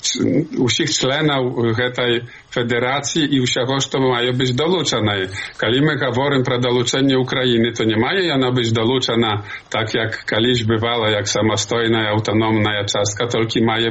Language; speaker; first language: Polish; non-native, learner; Belarusian